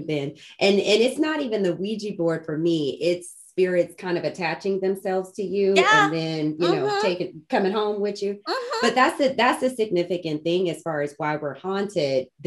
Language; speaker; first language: English; native; English